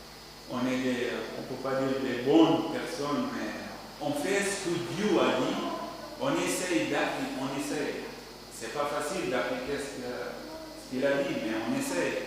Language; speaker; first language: French; non-native, learner; Arabic